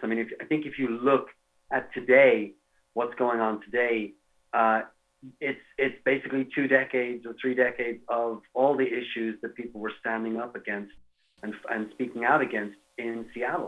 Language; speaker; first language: English; native; English